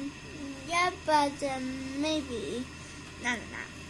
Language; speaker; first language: English; non-native, learner; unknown